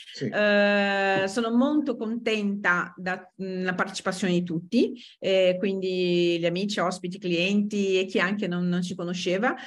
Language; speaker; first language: Italian; non-native, fluent; Portuguese